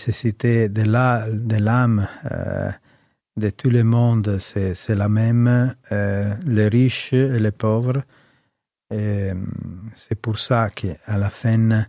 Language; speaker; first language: French; non-native, learner; Italian